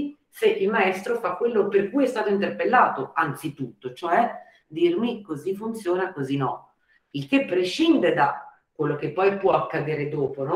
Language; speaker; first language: Italian; native; Italian